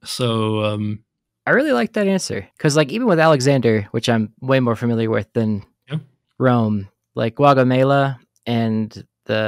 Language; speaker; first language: English; native; English